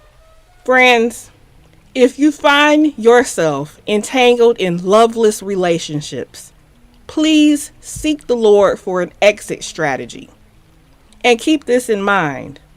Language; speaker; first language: English; native; English